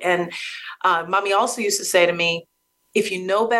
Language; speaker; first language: English; native; English